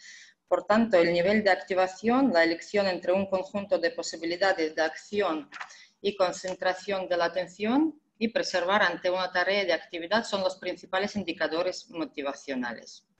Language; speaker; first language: Spanish; non-native, fluent; Russian